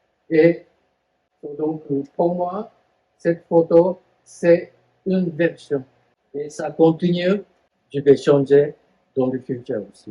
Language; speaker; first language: French; non-native, fluent; Japanese